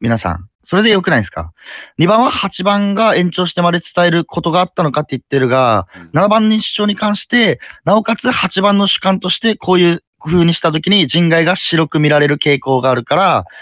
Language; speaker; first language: Japanese; native; Japanese